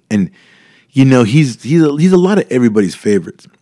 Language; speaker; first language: English; native; English